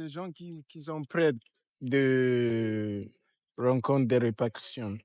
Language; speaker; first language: French; non-native, fluent; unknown